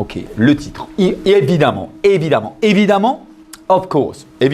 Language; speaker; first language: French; non-native, fluent; English